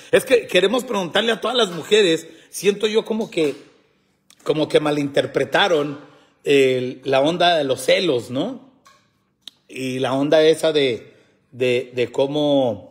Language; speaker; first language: Spanish; early bilingual, heritage; Spanish